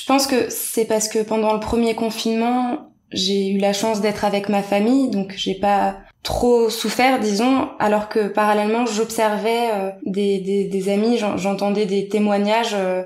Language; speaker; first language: French; native; French